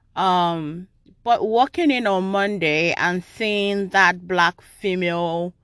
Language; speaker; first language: English; non-native, local second language; Yoruba